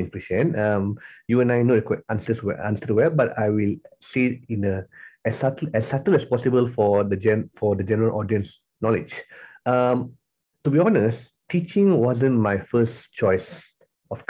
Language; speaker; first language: English; non-native, local second language; Tamil